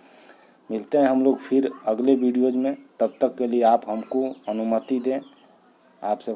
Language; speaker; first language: Hindi; native; Hindi